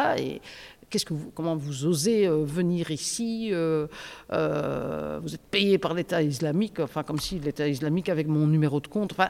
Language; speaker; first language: French; native; French